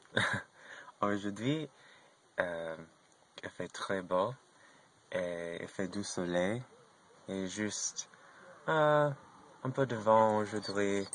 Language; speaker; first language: French; non-native, learner; English